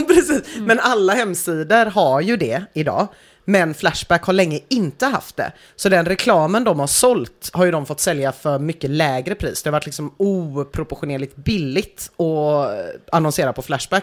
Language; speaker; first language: Swedish; native; Swedish